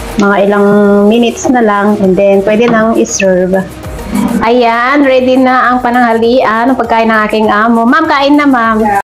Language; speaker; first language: Filipino; non-native, local second language; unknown